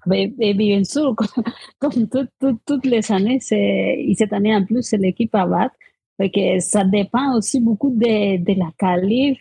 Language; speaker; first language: French; non-native, fluent; Spanish